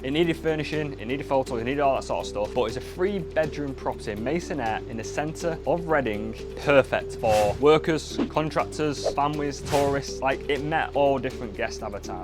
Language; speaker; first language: English; native; English